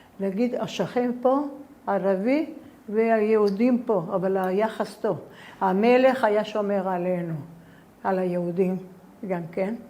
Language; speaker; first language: Hebrew; early bilingual, other home language; Spanish